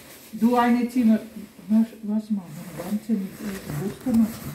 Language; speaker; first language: German; non-native, learner; Filipino